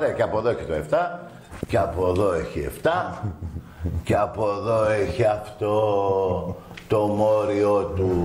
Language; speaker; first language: Greek; native; Greek